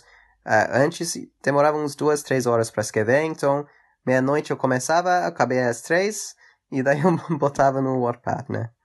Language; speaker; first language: Portuguese; early bilingual, heritage; English